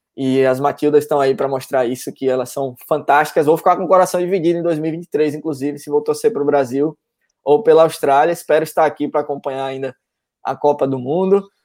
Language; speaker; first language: Portuguese; native; Portuguese